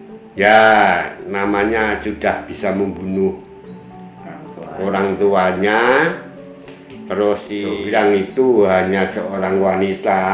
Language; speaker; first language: Indonesian; non-native, local second language; Javanese